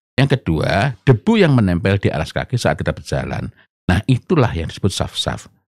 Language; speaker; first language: Indonesian; non-native, local second language; Javanese